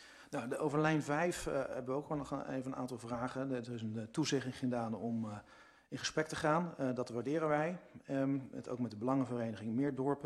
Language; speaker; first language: Dutch; native; Dutch